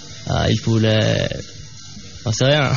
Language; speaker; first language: French; non-native, local second language; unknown